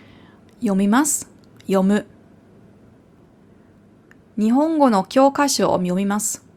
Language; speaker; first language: Japanese; non-native, fluent; German